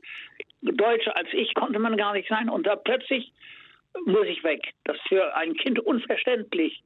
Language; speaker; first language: German; native; German